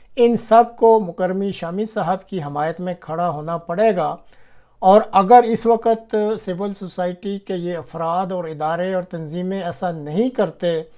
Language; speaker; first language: Urdu; non-native, local second language; Punjabi